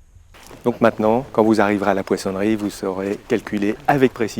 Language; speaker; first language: French; native; French